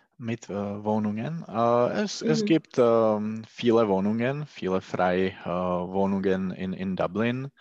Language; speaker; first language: German; non-native, learner; Czech